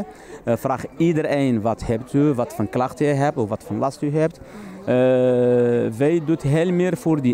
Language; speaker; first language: Dutch; non-native, learner; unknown